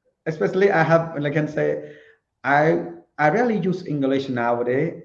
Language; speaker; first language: English; non-native, learner; Khmer